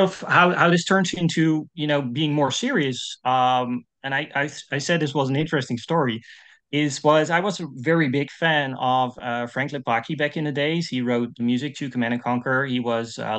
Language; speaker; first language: English; non-native, fluent; Dutch